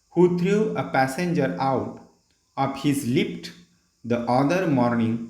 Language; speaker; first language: English; non-native, local second language; Marathi